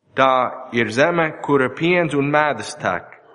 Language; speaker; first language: Latvian; non-native, learner; English